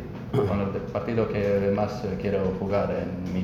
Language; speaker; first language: Spanish; non-native, learner; Croatian